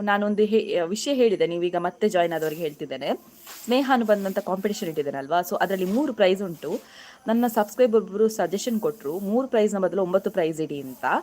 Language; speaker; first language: Kannada; non-native, local second language; Tulu